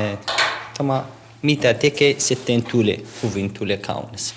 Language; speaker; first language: Finnish; non-native, learner; Kurdish